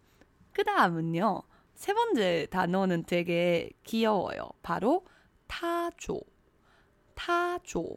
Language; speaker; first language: Korean; non-native, fluent; Chinese